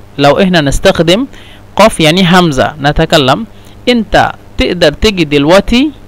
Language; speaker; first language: Egyptian Arabic; non-native, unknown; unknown